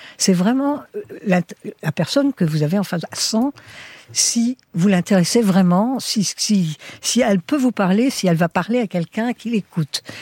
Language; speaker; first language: French; early bilingual, heritage; French